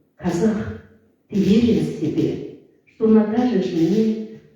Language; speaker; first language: Russian; non-native, local second language; Kazakh